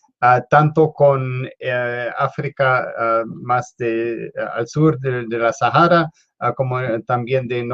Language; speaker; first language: Spanish; non-native, fluent; English